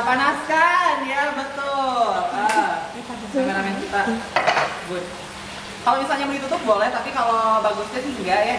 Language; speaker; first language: Indonesian; native; Indonesian